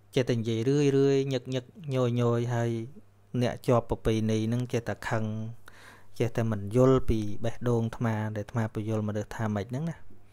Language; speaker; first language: Khmer; native; Khmer